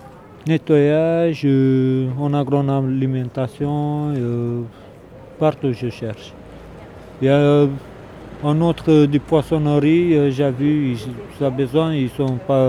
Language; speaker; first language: French; non-native, learner; Romanian